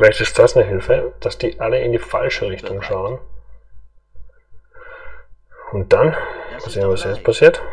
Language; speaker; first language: German; native; German